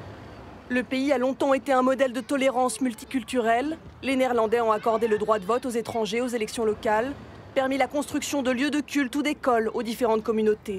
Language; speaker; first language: French; native; French